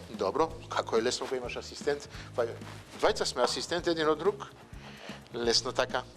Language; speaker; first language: Macedonian; non-native, fluent; French